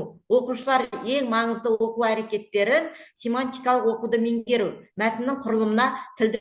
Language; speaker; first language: Kazakh; native; Kazakh